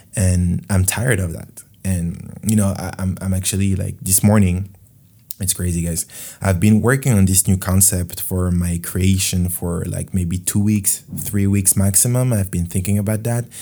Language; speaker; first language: English; non-native, fluent; French